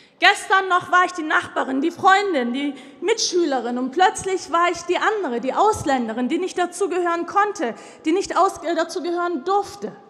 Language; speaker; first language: German; early bilingual, other home language; Turkish